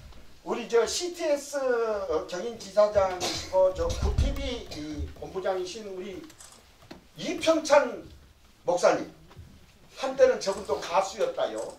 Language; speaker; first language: Korean; native; Korean